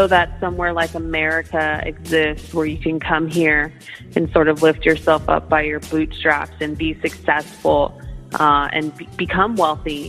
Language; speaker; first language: English; native; English